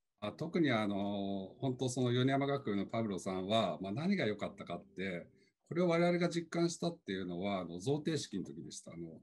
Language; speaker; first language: Japanese; native; Japanese